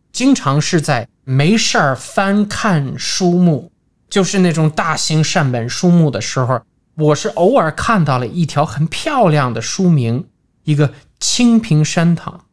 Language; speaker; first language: Chinese; non-native, fluent; English